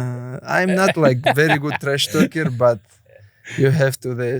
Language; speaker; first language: English; non-native, learner; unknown